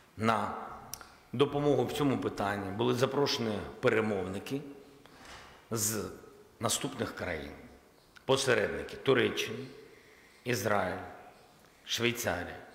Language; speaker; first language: Ukrainian; non-native, local second language; Russian